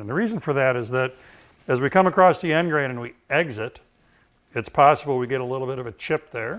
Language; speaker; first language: English; native; English